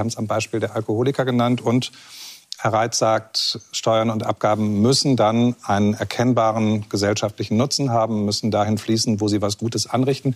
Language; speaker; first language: German; native; German